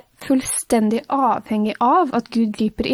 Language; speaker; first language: Norwegian; native; Norwegian